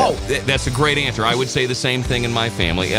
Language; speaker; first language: English; native; English